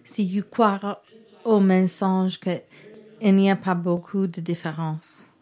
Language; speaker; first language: French; non-native, learner; English